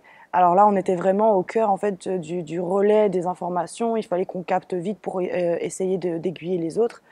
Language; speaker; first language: French; native; French